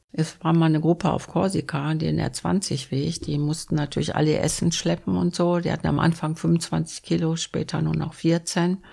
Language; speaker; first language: German; native; German